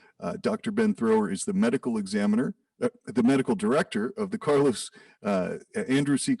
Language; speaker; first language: English; native; English